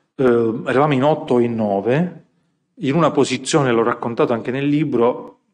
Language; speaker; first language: Italian; native; Italian